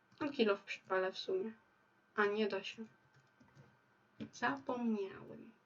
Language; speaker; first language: Polish; native; Polish